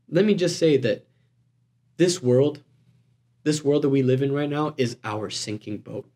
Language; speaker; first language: English; native; English